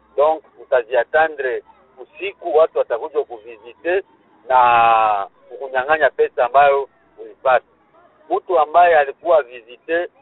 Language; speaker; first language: Swahili; native; Swahili